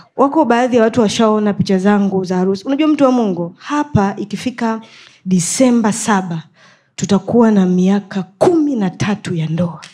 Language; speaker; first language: Swahili; native; Swahili